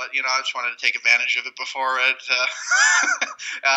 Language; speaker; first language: English; native; English